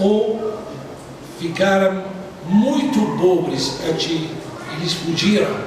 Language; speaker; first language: Portuguese; non-native, fluent; Arabic